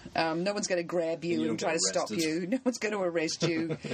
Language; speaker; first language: English; native; English